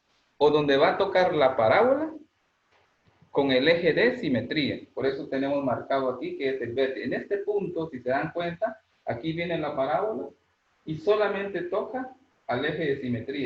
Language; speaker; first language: Spanish; native; Spanish